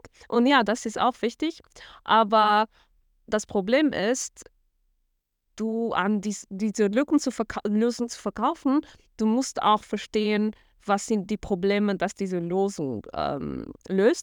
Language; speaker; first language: German; non-native, fluent; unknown